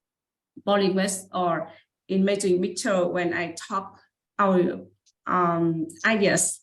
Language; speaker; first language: English; non-native, learner; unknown